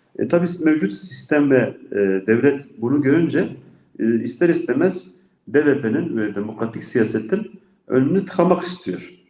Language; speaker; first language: Turkish; non-native, local second language; Kurdish